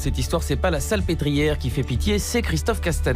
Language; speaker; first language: French; native; French